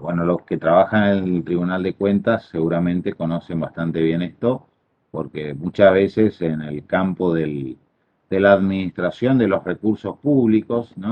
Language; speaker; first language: Spanish; native; Spanish